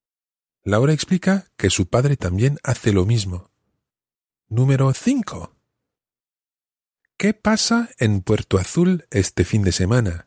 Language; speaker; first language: Spanish; non-native, fluent; English